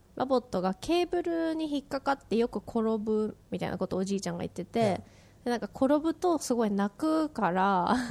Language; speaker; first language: Japanese; native; Japanese